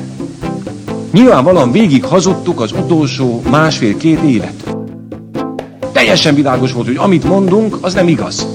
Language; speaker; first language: Hungarian; native; Hungarian